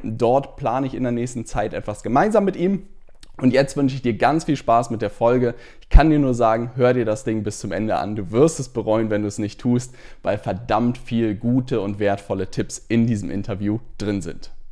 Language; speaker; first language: German; native; German